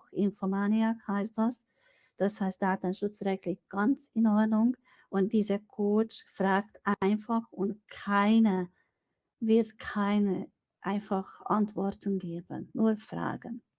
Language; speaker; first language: German; non-native, fluent; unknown